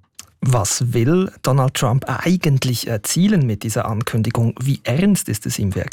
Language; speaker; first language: German; native; German